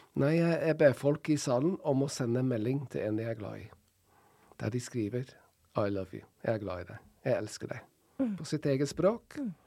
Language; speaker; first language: Norwegian; non-native, fluent; English